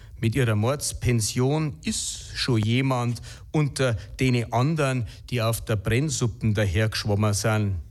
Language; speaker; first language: German; native; German